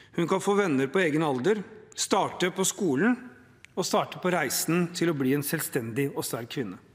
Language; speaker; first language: Norwegian; early bilingual, other home language; Urdu